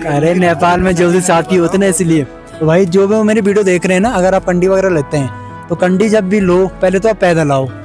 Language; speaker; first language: Hindi; native; Hindi